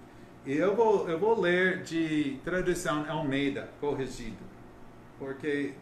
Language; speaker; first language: Portuguese; non-native, learner; English